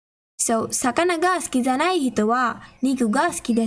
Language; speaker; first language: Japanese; non-native, fluent; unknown